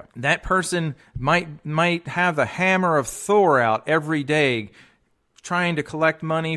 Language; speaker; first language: English; native; English